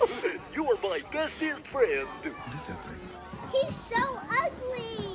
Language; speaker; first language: English; native; English